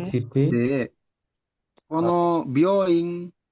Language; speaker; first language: Japanese; non-native, learner; Indonesian